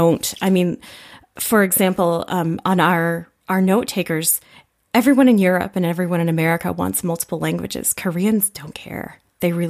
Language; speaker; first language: English; native; English